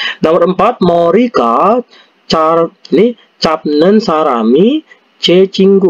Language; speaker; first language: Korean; non-native, fluent; Indonesian